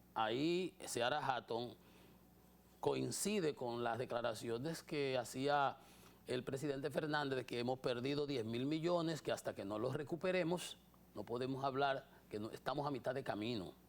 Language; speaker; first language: Spanish; native; Spanish